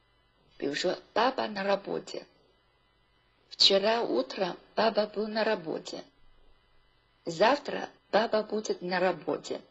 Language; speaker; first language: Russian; non-native, fluent; Chinese